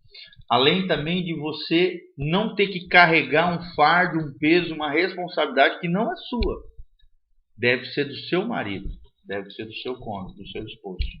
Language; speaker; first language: Portuguese; native; Portuguese